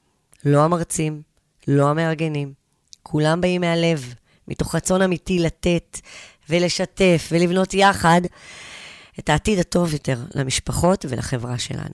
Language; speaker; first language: Hebrew; native; Hebrew